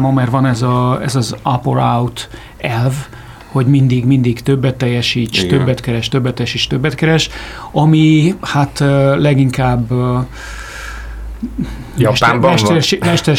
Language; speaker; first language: Hungarian; native; Hungarian